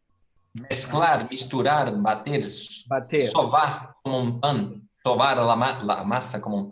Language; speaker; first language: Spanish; non-native, fluent; Portuguese